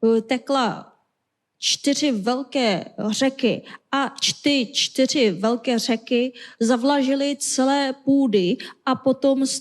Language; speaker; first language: Czech; non-native, fluent; Korean